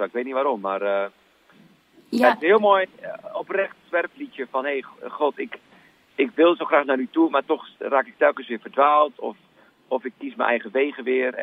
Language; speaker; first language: Dutch; native; Dutch